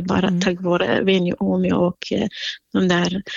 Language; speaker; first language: Swedish; non-native, fluent; Kurdish